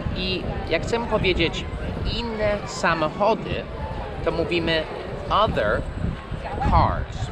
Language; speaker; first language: Polish; non-native, fluent; English